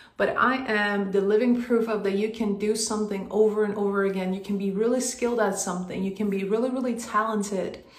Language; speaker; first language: English; non-native, fluent; Swedish